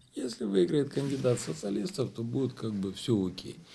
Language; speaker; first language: Russian; non-native, local second language; Romanian